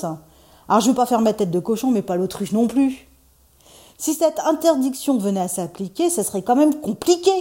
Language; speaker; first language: French; native; French